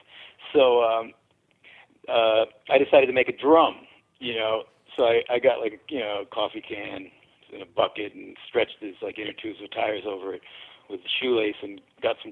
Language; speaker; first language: English; native; English